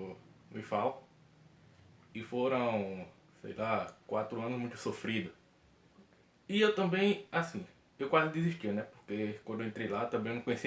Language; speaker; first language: Portuguese; native; Portuguese